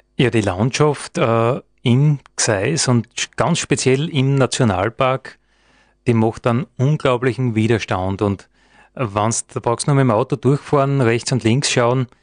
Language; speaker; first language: German; native; German